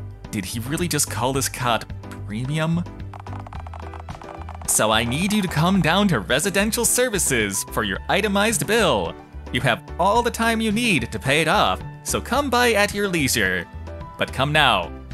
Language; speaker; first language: English; native; English